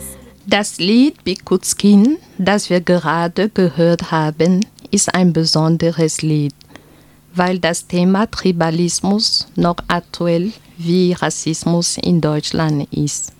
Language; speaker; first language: German; non-native, fluent; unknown